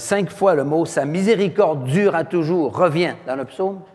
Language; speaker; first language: French; native; French